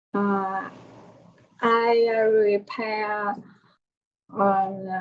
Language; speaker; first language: English; non-native, learner; Vietnamese